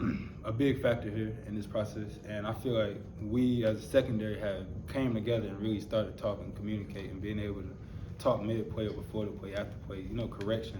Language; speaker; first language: English; native; English